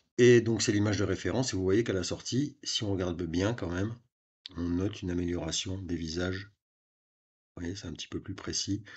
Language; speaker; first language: French; native; French